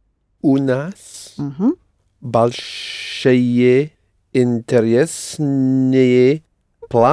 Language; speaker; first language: Russian; non-native, learner; English